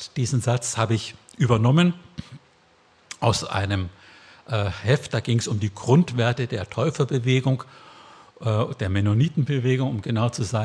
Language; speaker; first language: German; native; German